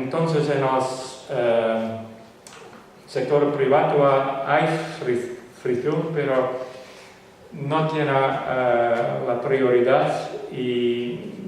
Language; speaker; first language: Spanish; non-native, fluent; Western Frisian